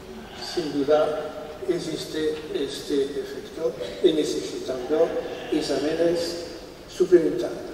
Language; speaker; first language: Spanish; non-native, fluent; French